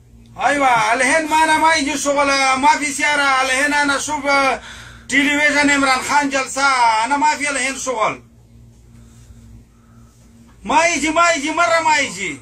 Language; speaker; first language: Arabic; non-native, learner; Urdu